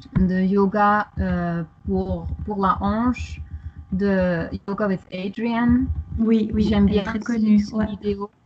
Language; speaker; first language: French; non-native, fluent; German